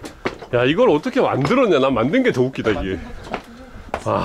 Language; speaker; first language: Korean; native; Korean